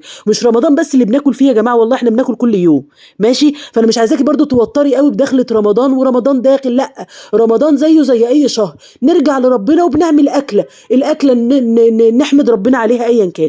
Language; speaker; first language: Arabic; native; Arabic